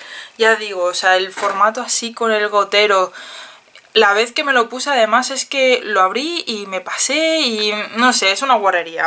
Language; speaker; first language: Spanish; native; Spanish